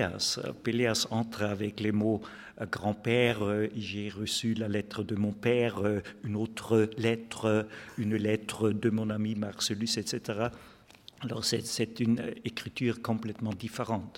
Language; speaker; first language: French; non-native, fluent; German